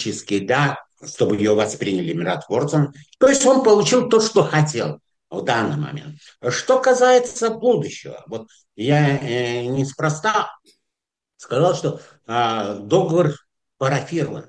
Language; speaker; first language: Russian; non-native, fluent; Azerbaijani